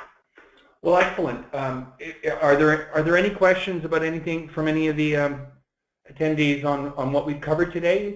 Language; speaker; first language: English; native; English